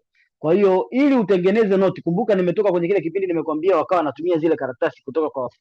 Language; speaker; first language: Swahili; native; Swahili